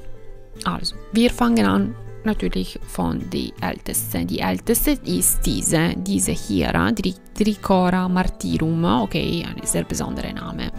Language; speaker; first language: German; non-native, fluent; Italian